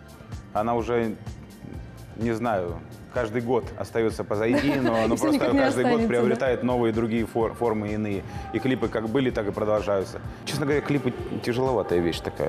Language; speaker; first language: Russian; native; Russian